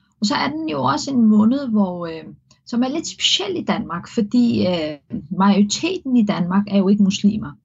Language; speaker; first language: Danish; early bilingual, heritage; Danish